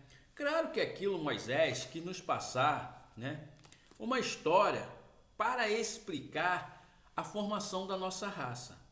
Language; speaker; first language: Portuguese; native; Portuguese